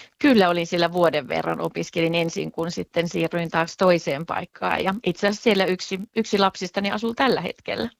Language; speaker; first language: Finnish; native; Finnish